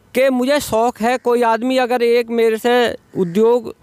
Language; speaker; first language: Hindi; native; Hindi